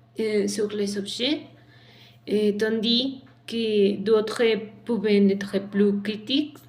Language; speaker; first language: French; non-native, learner; Spanish